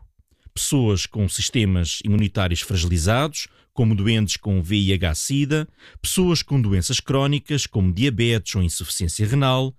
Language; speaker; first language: Portuguese; native; Portuguese